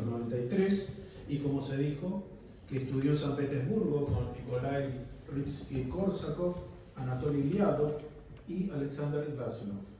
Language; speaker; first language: Spanish; native; Spanish